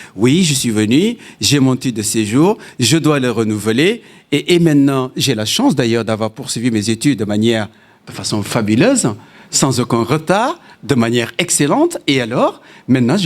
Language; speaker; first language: French; non-native, local second language; Wolof